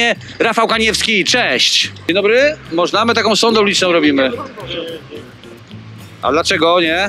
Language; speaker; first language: Polish; native; Polish